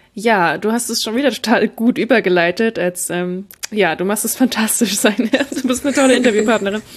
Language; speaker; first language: German; native; German